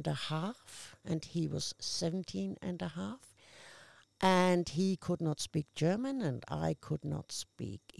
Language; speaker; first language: English; non-native, fluent; German